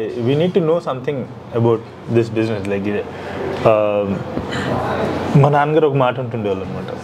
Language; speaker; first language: Telugu; native; Telugu